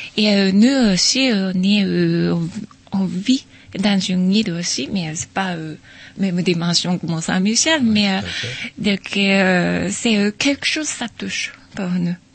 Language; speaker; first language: French; non-native, learner; Japanese